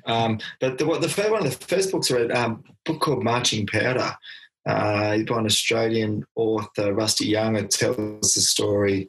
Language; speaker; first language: English; native; English